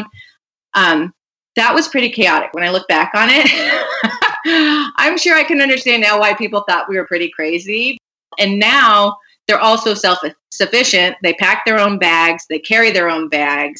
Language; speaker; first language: English; native; English